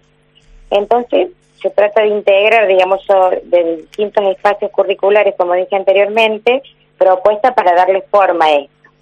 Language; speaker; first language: Spanish; native; Spanish